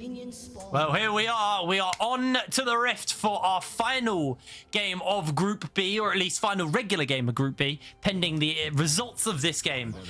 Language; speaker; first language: English; native; English